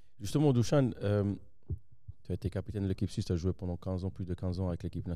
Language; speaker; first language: French; native; French